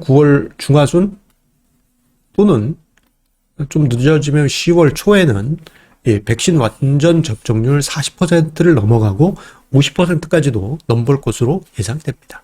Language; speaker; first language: Korean; native; Korean